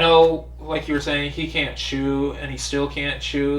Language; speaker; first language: English; native; English